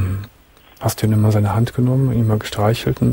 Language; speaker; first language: German; native; German